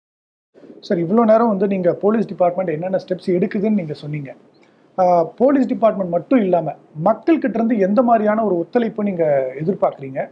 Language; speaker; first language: Tamil; native; Tamil